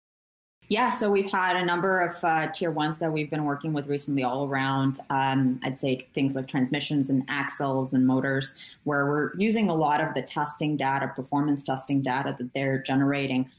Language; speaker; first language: English; native; English